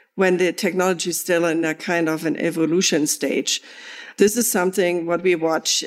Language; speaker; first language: English; non-native, fluent; German